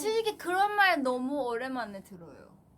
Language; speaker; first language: Korean; non-native, fluent; Thai